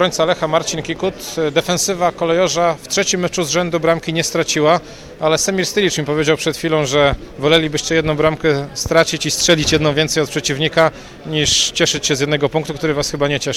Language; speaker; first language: Polish; native; Polish